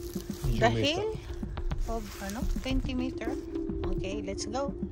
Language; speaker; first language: English; non-native, local second language; Filipino